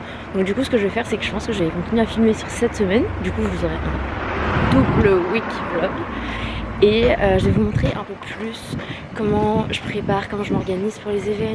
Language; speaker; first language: French; native; French